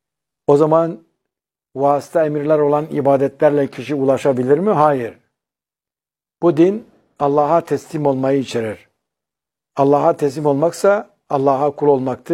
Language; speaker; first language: Turkish; native; Turkish